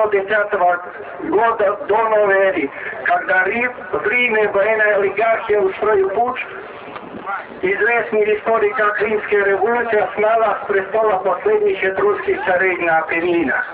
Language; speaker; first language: Russian; non-native, fluent; Serbian